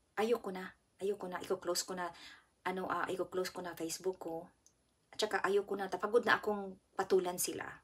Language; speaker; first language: Filipino; non-native, local second language; Cebuano